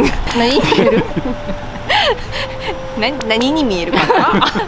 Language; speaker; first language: Japanese; native; Japanese